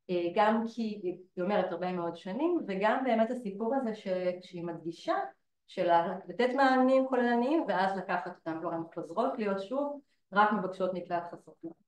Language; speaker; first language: Hebrew; native; Hebrew